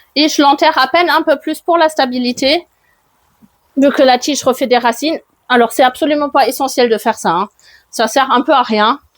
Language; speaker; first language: French; non-native, fluent; German